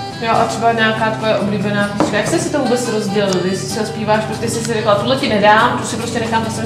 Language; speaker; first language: Czech; native; Czech